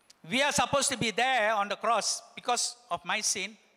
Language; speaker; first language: English; non-native, local second language; Tamil